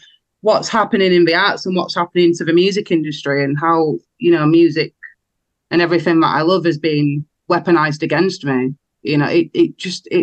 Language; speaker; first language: English; native; English